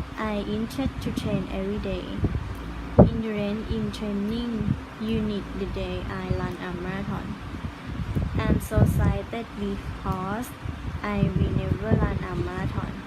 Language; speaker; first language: English; non-native, learner; Thai